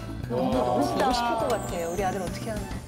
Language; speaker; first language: Korean; native; Korean